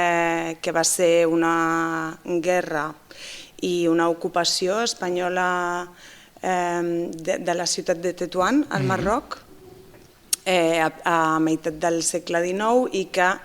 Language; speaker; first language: Catalan; non-native, fluent; Basque